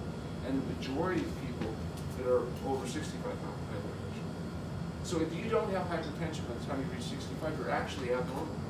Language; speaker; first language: English; native; English